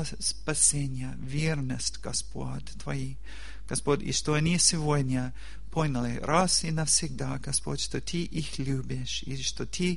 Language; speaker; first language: Russian; non-native, learner; English